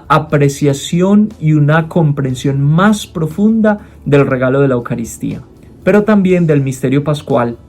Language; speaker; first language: Spanish; native; Spanish